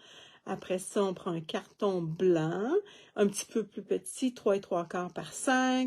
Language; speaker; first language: French; native; French